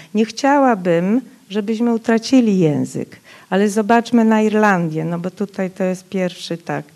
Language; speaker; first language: Polish; non-native, local second language; Rusyn